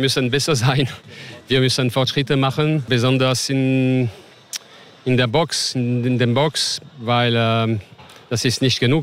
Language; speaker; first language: German; non-native, learner; French